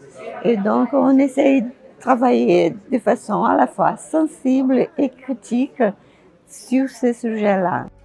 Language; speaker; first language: French; non-native, fluent; Portuguese